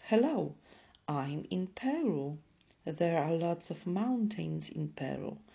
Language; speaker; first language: English; non-native, fluent; Polish